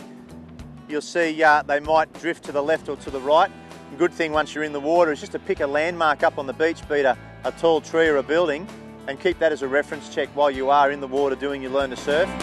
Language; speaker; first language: English; native; English